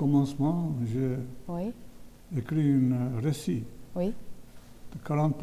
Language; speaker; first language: French; non-native, fluent; Albanian